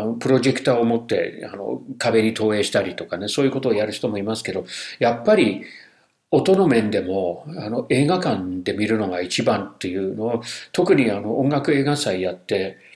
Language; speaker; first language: Japanese; non-native, fluent; English